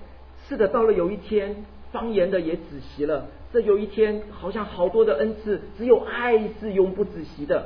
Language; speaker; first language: Chinese; native; Chinese